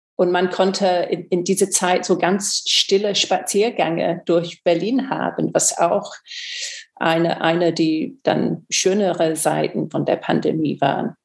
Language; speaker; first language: German; non-native, fluent; English